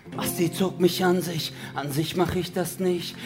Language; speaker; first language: German; early bilingual, other home language; Turkish